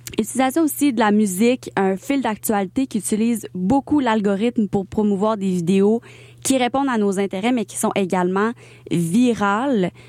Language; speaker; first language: French; native; French